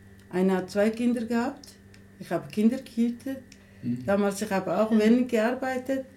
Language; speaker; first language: German; non-native, learner; Somali